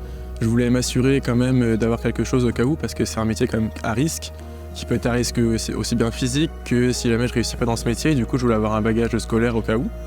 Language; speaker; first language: French; native; French